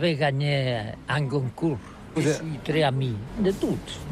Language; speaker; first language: French; non-native, learner; Catalan